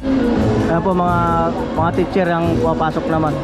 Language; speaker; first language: Filipino; native; Filipino